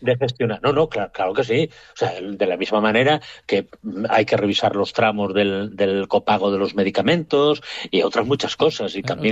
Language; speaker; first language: Spanish; native; Spanish